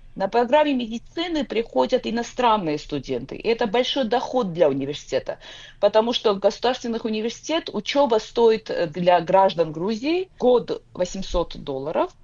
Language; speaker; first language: Russian; non-native, local second language; Georgian